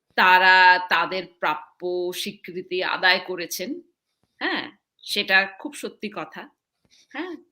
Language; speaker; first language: Bangla; native; Bangla